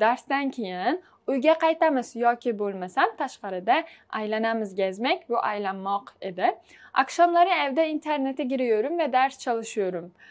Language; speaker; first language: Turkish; non-native, fluent; Uzbek